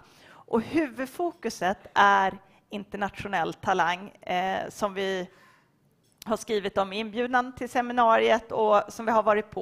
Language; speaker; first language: Swedish; native; Swedish